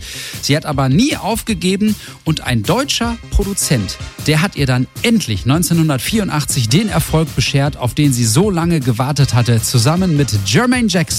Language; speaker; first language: German; native; German